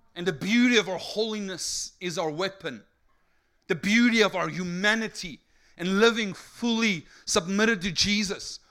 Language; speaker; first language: English; non-native, local second language; Afrikaans